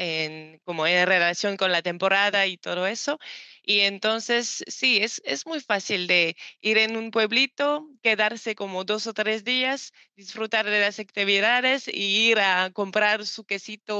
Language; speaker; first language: Spanish; non-native, learner; French